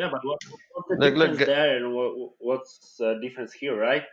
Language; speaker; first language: English; non-native, fluent; Polish